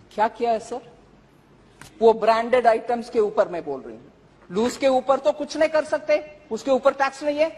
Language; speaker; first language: Hindi; non-native, local second language; Tamil